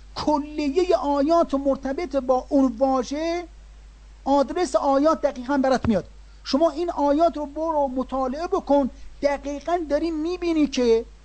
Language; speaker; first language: Persian; native; Persian